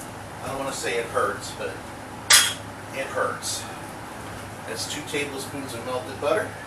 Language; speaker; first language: English; native; English